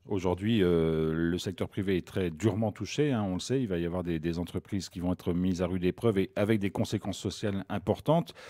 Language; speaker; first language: French; native; French